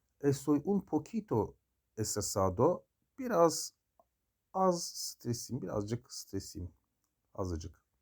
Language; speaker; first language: Spanish; non-native, learner; Turkish